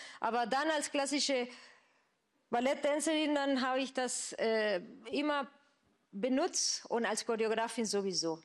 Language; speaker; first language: German; non-native, fluent; Spanish